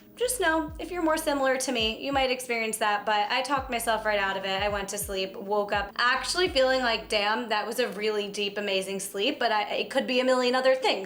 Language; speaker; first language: English; native; English